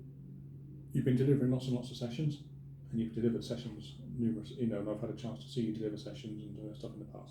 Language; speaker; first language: English; native; English